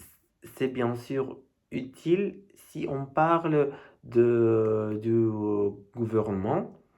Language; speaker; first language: French; non-native, fluent; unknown